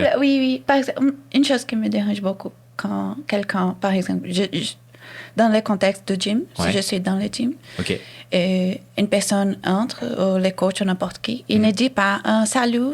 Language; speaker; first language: French; non-native, fluent; Portuguese